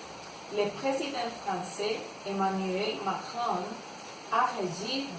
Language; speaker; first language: French; non-native, learner; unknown